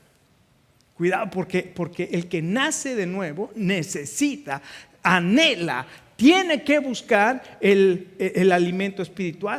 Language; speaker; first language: Spanish; native; Spanish